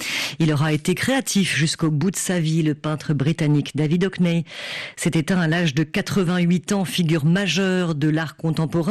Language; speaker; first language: French; native; French